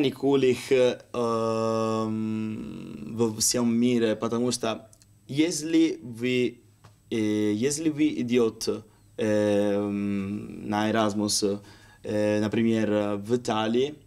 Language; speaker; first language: Russian; non-native, learner; Italian